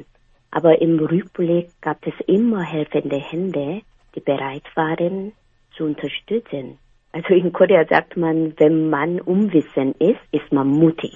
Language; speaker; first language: German; non-native, fluent; Korean